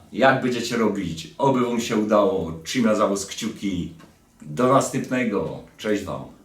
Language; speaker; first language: Polish; native; Polish